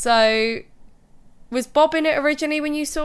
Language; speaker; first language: English; native; English